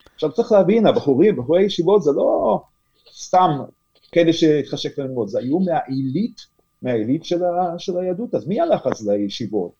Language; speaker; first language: Hebrew; non-native, fluent; Yiddish